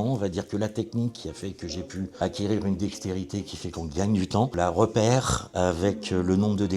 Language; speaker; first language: French; native; French